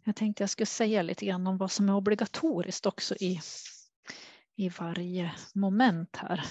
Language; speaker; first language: Swedish; native; Swedish